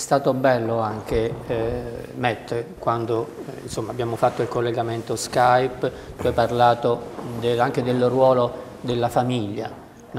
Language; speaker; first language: Italian; native; Italian